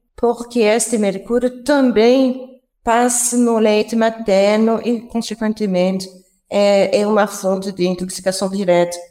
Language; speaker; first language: Portuguese; non-native, fluent; French